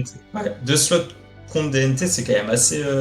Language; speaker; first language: French; native; French